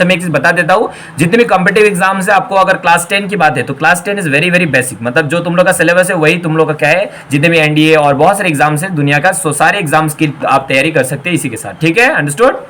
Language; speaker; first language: Hindi; non-native, local second language; Bangla